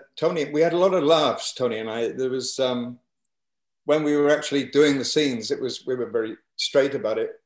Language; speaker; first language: English; native; English